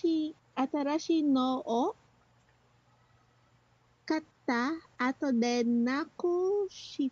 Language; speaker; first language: Japanese; non-native, learner; Filipino